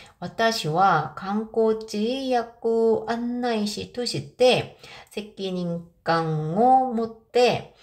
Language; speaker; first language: Japanese; non-native, fluent; Korean